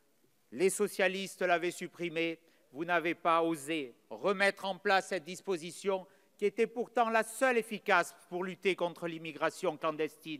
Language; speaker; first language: French; native; French